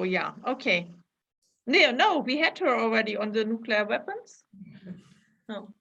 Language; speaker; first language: English; non-native, fluent; German